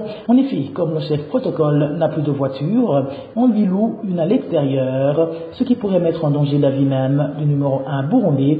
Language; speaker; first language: French; non-native, local second language; Rundi